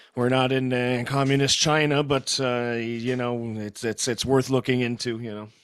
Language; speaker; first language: English; non-native, fluent; French